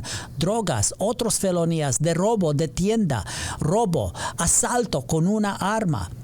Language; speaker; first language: Spanish; non-native, learner; English